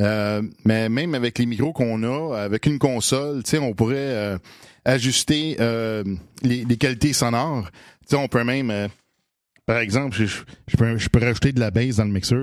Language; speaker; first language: French; native; French